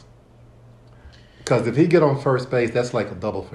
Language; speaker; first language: English; native; English